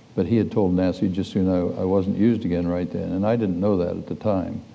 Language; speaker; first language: English; native; English